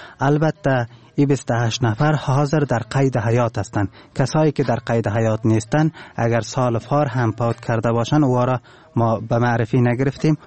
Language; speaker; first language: Persian; non-native, local second language; Turkmen